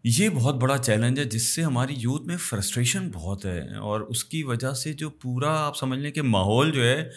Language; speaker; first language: Urdu; native; Urdu